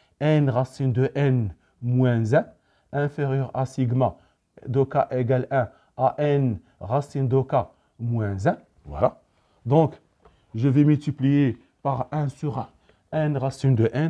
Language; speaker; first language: French; non-native, local second language; Arabic